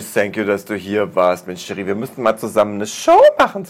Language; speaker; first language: German; native; German